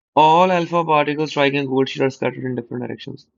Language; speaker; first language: English; non-native, local second language; Punjabi